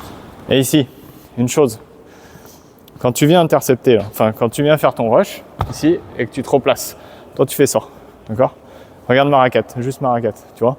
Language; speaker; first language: French; native; French